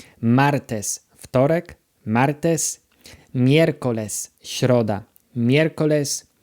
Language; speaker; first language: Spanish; non-native, fluent; Polish